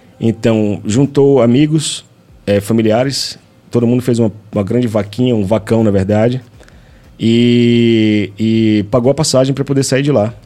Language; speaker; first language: Portuguese; native; Portuguese